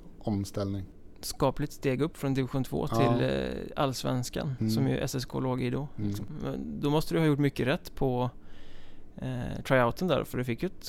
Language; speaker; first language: Swedish; native; Swedish